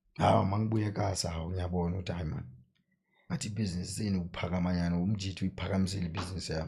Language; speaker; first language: Zulu; native; Zulu